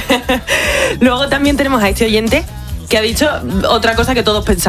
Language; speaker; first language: Spanish; native; Spanish